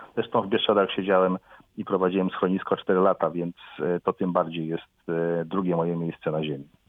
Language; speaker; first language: Polish; native; Polish